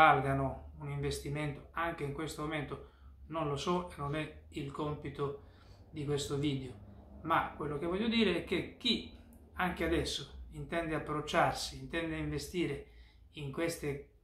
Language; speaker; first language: Italian; native; Italian